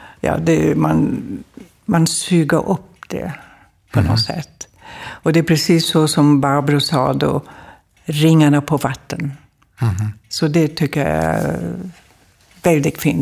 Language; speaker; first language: Swedish; non-native, fluent; German